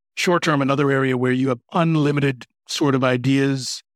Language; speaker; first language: English; native; English